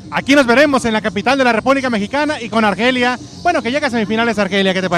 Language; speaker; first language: Spanish; native; Spanish